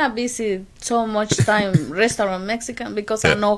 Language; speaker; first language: English; non-native, learner; Spanish